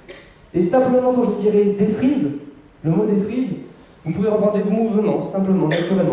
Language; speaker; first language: French; native; French